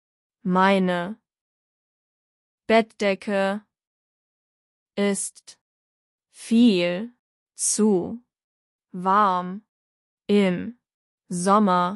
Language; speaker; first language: German; non-native, learner; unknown